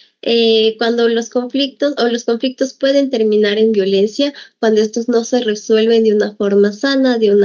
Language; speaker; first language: Spanish; native; Spanish